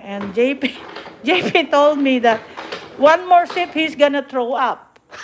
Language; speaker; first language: English; non-native, local second language; Filipino